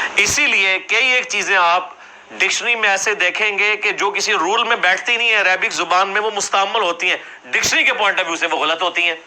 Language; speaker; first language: Urdu; non-native, local second language; Punjabi